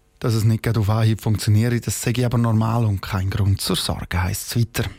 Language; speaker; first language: German; native; German